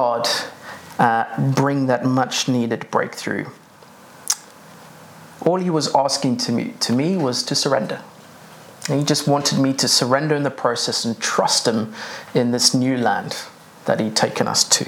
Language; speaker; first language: English; native; English